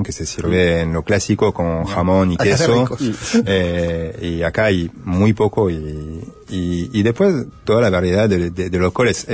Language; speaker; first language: Spanish; non-native, fluent; French